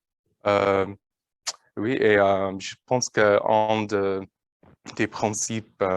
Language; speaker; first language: French; non-native, learner; English